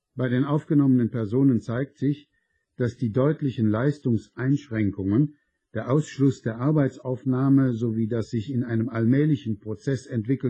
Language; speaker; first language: German; native; German